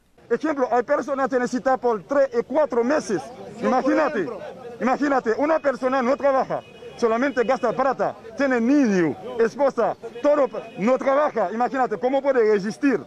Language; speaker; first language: Spanish; non-native, learner; Haitian Creole